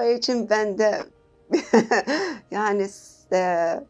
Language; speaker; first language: Turkish; non-native, learner; Persian